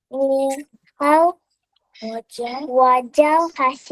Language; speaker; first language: Chinese; non-native, learner; Tamil